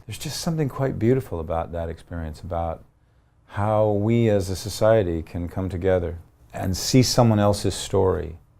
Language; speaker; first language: English; native; English